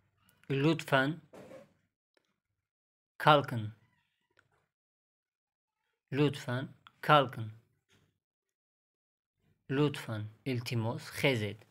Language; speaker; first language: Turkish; non-native, fluent; Persian